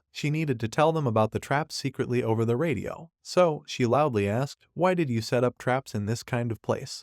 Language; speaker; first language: English; non-native, local second language; Hindi